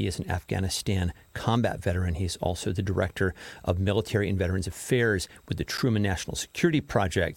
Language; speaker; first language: English; native; English